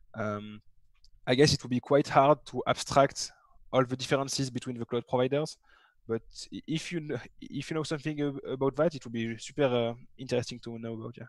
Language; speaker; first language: English; non-native, fluent; French